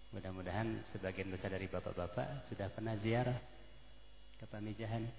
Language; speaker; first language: Indonesian; non-native, local second language; Sundanese